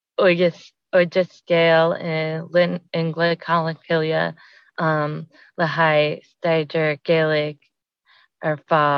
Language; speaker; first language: Irish; non-native, learner; English